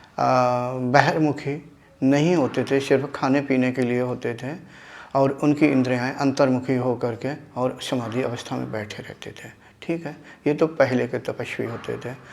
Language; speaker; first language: Hindi; native; Hindi